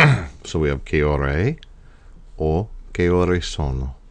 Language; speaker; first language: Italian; non-native, fluent; English